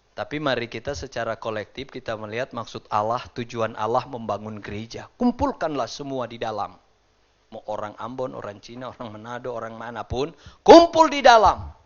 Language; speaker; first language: Indonesian; native; Indonesian